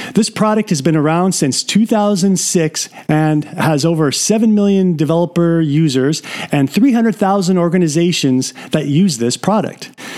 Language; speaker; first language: English; native; English